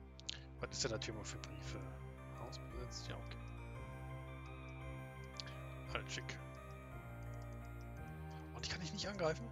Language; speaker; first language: German; native; German